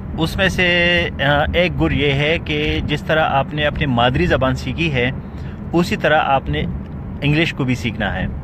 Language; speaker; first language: Urdu; non-native, local second language; Pashto